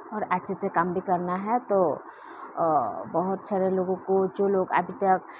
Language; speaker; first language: Hindi; non-native, local second language; Kok Borok